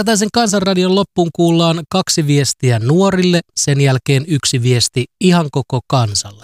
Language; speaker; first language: Finnish; native; Finnish